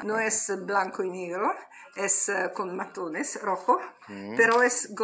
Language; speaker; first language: Spanish; non-native, learner; Italian